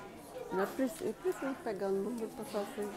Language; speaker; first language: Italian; non-native, learner; Portuguese